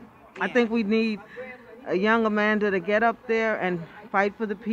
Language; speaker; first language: English; native; English